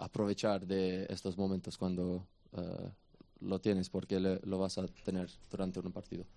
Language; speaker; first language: Spanish; non-native, fluent; Romanian